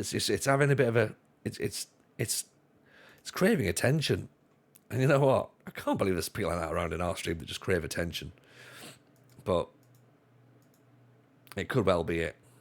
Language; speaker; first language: English; native; English